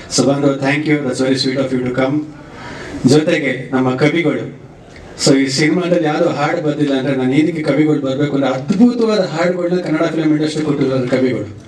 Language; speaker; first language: Kannada; native; Kannada